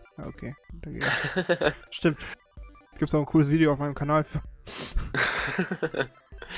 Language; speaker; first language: German; native; German